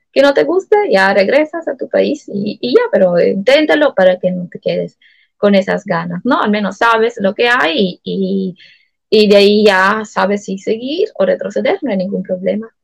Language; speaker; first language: Spanish; non-native, fluent; Italian